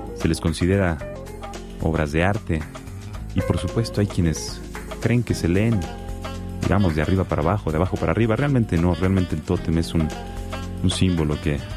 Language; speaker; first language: Spanish; native; Spanish